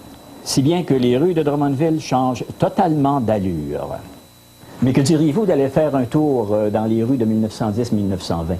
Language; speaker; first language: French; native; French